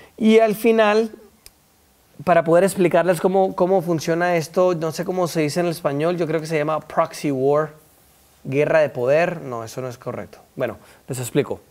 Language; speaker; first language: Spanish; early bilingual, heritage; Spanish